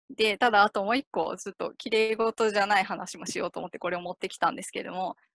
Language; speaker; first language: Japanese; native; Japanese